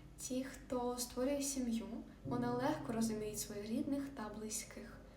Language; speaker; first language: Ukrainian; native; Ukrainian